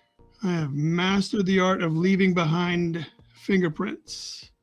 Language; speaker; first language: English; native; English